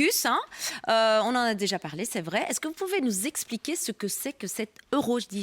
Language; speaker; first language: French; native; French